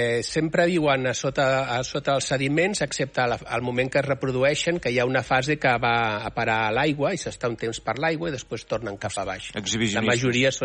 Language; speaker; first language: Catalan; native; Catalan